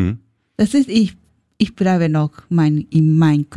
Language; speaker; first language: German; non-native, learner; Japanese